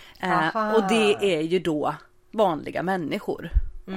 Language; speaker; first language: Swedish; native; Swedish